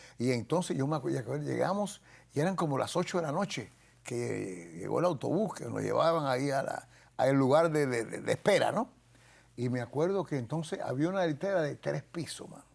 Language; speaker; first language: Spanish; native; Spanish